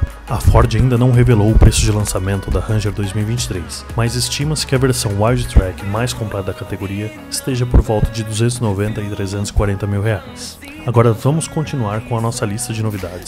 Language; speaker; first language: Portuguese; native; Portuguese